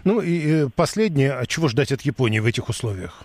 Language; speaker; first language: Russian; native; Russian